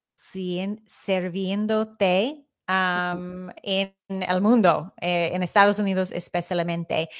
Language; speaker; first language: Spanish; non-native, learner; English